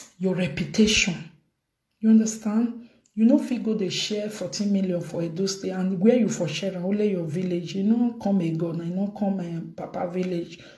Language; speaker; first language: Nigerian Pidgin; non-native, local second language; Bini